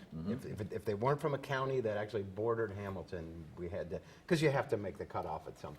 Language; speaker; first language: English; native; English